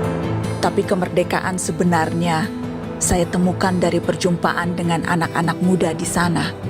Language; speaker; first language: Indonesian; native; Indonesian